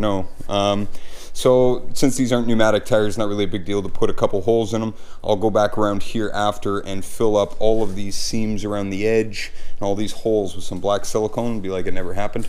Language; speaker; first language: English; native; English